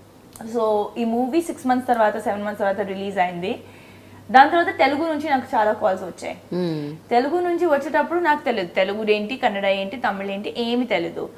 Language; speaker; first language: Telugu; non-native, fluent; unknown